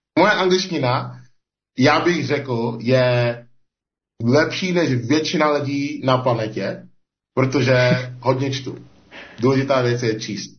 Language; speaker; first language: Czech; non-native, fluent; English